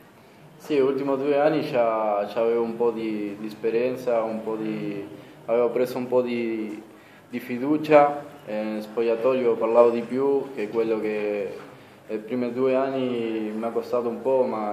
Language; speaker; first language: Italian; non-native, fluent; Spanish